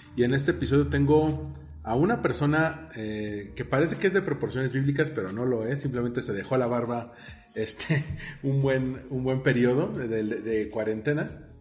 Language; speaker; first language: Spanish; native; Spanish